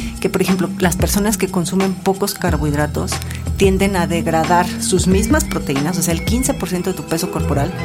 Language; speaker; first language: Spanish; native; Spanish